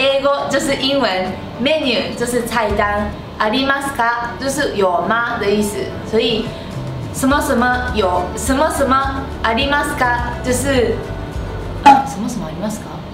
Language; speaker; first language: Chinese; non-native, fluent; Japanese